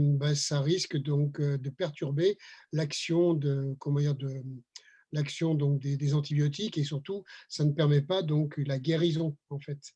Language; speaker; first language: French; native; French